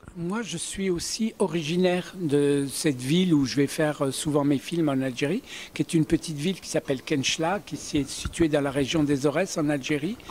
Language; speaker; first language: French; early bilingual, other home language; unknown